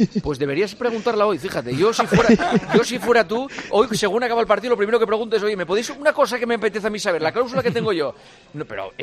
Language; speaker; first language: Spanish; native; Spanish